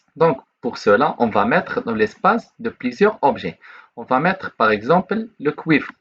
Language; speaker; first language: French; non-native, local second language; Arabic